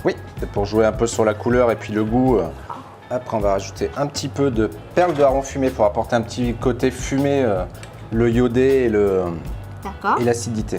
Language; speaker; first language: French; native; French